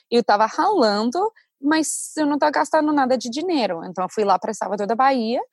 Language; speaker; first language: Portuguese; non-native, fluent; English